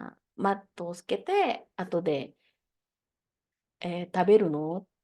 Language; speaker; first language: Japanese; non-native, fluent; Indonesian